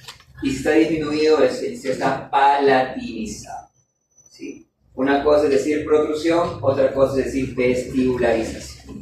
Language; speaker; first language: Spanish; native; Spanish